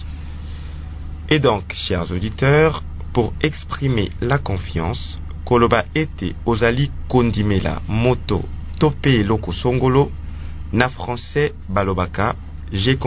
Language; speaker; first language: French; non-native, local second language; Lingala